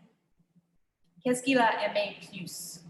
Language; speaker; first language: French; non-native, fluent; English